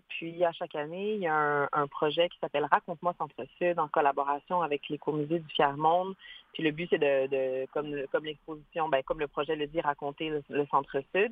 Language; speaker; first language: French; native; French